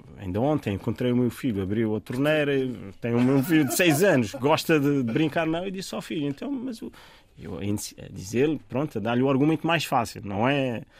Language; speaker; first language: Portuguese; non-native, fluent; Arabic